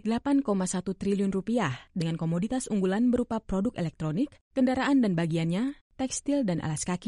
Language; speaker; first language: Indonesian; native; Indonesian